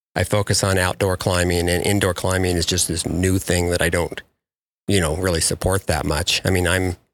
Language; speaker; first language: English; native; English